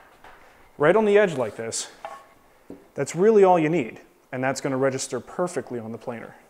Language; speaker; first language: English; native; English